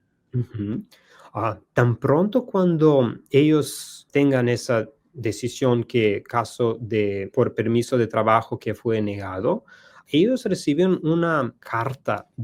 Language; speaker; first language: Spanish; non-native, learner; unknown